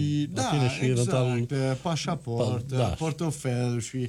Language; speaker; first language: Romanian; non-native, learner; French